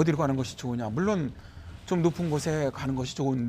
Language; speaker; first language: Korean; native; Korean